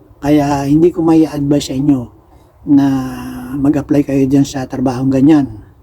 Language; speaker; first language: Filipino; native; Filipino